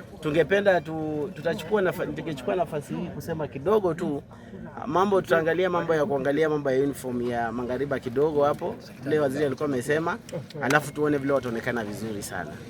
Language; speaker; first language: Swahili; non-native, local second language; Luyia